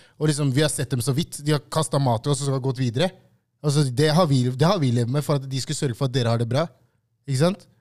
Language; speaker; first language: Norwegian; early bilingual, other home language; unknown